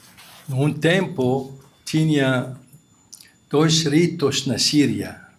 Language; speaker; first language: Portuguese; non-native, fluent; Arabic